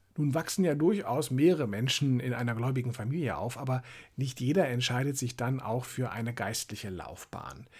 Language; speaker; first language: German; native; German